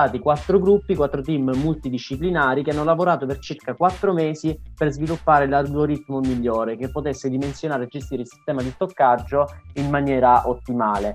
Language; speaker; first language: Italian; native; Italian